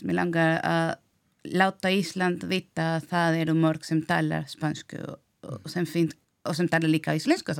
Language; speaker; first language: Icelandic; non-native, learner; Spanish